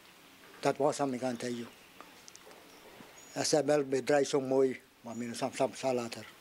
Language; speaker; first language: Dutch; non-native, local second language; Sranan Tongo